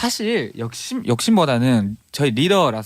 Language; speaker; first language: Korean; non-native, fluent; Japanese